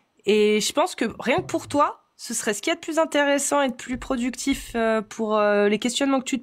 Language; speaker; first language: French; native; French